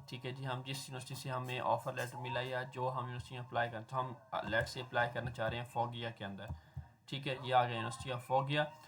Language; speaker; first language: Urdu; non-native, local second language; Punjabi